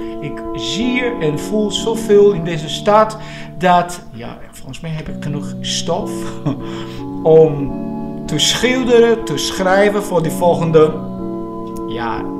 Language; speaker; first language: Dutch; non-native, fluent; Portuguese